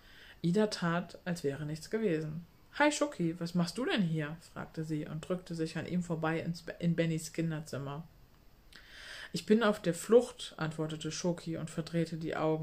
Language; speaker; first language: German; native; German